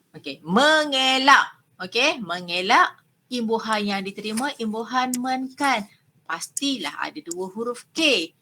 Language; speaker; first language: Malay; native; Malay